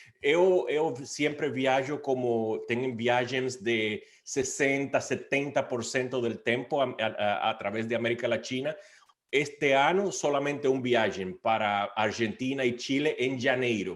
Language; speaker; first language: Spanish; non-native, learner; Portuguese